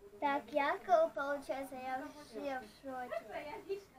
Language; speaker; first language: Russian; non-native, local second language; Ukrainian